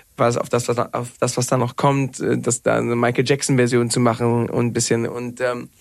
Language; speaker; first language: German; non-native, fluent; Spanish